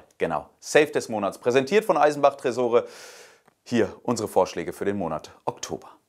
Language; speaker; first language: German; native; German